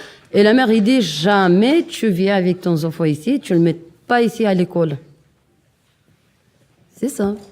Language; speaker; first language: French; non-native, learner; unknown